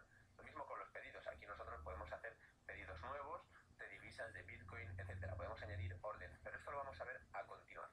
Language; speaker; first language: Spanish; native; Spanish